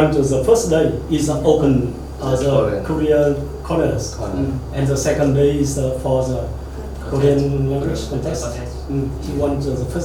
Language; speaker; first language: English; non-native, learner; Vietnamese